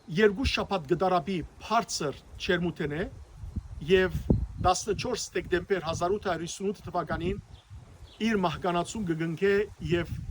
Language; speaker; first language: Armenian; native; Armenian